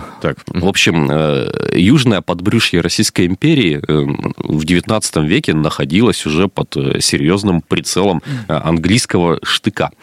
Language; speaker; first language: Russian; native; Russian